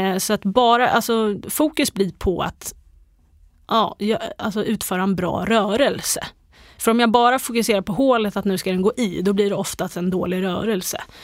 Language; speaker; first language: Swedish; native; Swedish